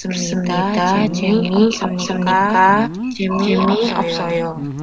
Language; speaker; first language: Korean; non-native, learner; Indonesian